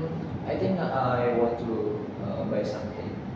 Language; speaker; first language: English; non-native, learner; Indonesian